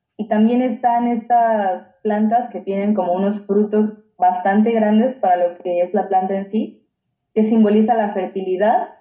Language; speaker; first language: Spanish; native; Spanish